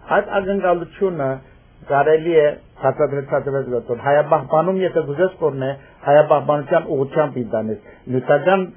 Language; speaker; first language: Armenian; early bilingual, heritage; Armenian